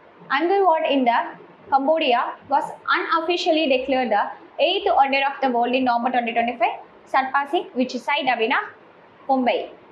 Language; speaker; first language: English; non-native, local second language; Tamil